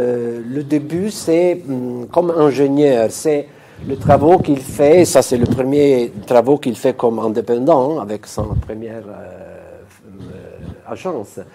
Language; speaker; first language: French; non-native, fluent; Italian